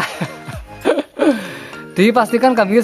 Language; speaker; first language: Indonesian; non-native, local second language; Javanese